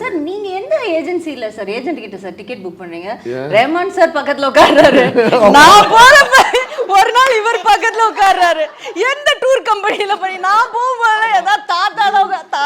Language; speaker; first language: Tamil; native; Tamil